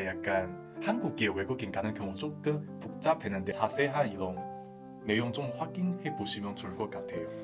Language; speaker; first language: Korean; non-native, fluent; Chinese